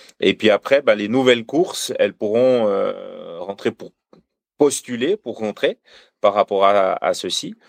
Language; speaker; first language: French; native; French